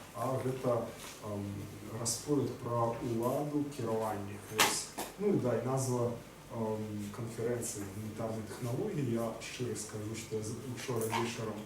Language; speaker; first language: Belarusian; non-native, local second language; Russian